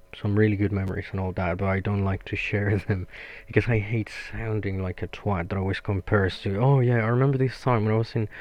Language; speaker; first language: English; non-native, fluent; Spanish